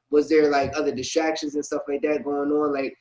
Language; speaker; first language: English; native; English